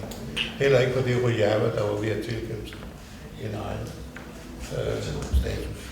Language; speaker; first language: Danish; native; Danish